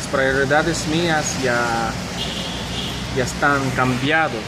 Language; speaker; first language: Spanish; non-native, fluent; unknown